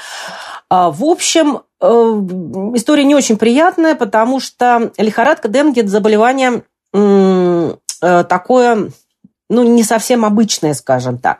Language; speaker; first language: Russian; native; Russian